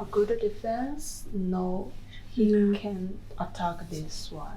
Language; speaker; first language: English; non-native, learner; Japanese